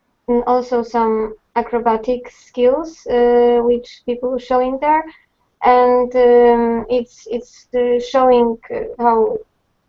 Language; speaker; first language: English; non-native, fluent; Polish